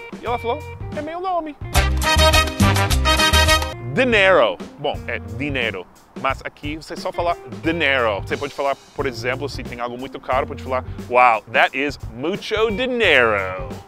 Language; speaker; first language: Portuguese; non-native, fluent; English